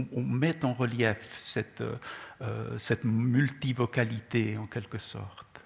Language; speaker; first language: French; non-native, local second language; Czech